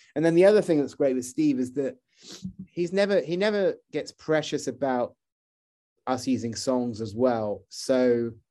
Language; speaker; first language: English; native; English